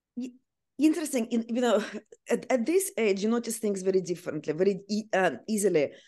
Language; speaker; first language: English; non-native, fluent; Russian